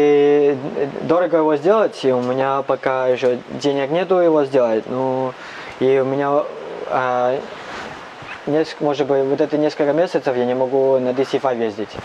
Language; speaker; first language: Russian; non-native, learner; Cantonese